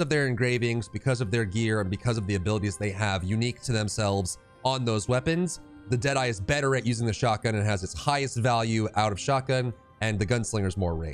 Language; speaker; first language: English; native; English